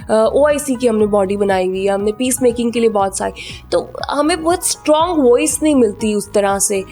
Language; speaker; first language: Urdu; native; Urdu